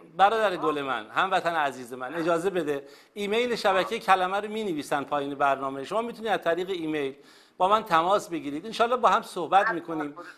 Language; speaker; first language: Persian; native; Persian